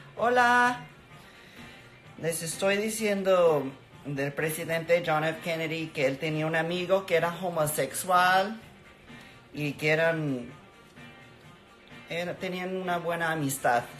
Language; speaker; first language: Spanish; non-native, learner; English